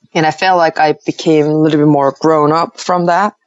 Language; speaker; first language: English; non-native, fluent; Korean